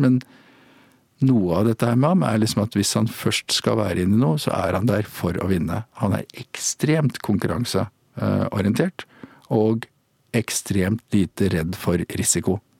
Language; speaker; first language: Norwegian; native; Norwegian